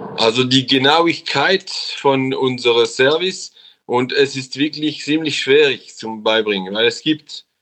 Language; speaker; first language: German; non-native, local second language; French